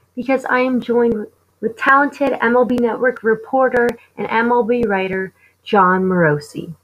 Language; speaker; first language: English; native; English